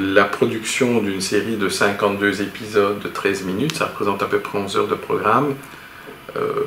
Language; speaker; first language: French; native; French